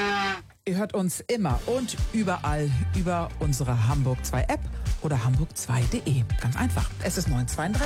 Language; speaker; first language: German; native; German